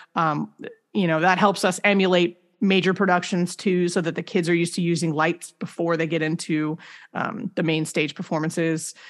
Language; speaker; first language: English; native; English